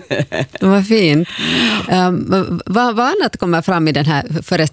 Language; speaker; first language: Swedish; native; Swedish